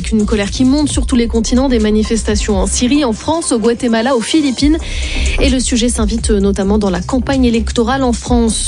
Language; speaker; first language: French; native; French